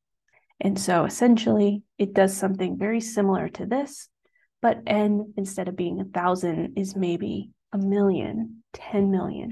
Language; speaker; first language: English; native; English